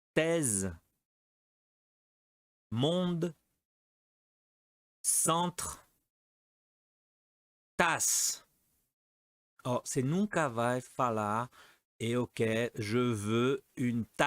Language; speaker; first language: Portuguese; non-native, fluent; French